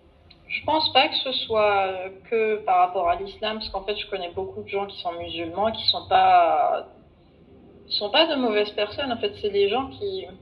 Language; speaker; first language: French; non-native, fluent; Arabic